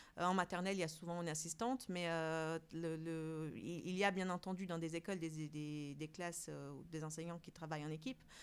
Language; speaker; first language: French; non-native, fluent; Portuguese